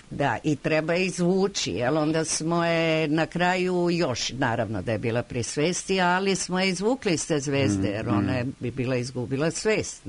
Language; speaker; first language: Croatian; native; Croatian